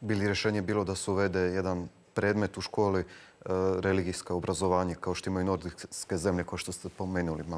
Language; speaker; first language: Croatian; native; Croatian